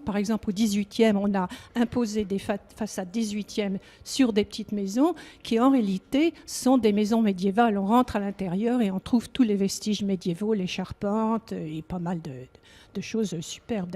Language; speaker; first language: French; native; French